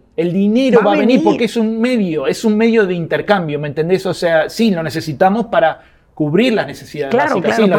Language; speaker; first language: Spanish; native; Spanish